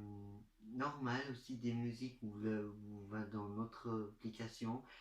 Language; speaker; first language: French; non-native, learner; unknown